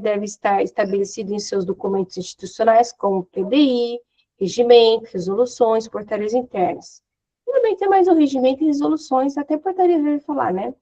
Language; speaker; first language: Portuguese; native; Portuguese